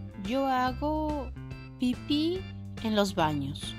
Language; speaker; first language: Spanish; non-native, fluent; French